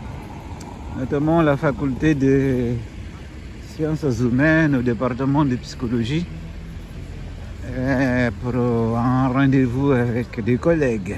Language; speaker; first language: French; non-native, fluent; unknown